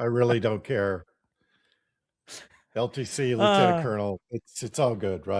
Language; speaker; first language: English; native; English